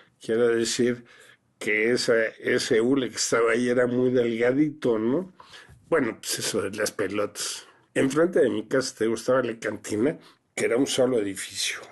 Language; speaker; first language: Spanish; early bilingual, other home language; French